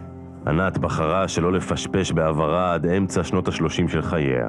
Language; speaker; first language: Hebrew; native; Hebrew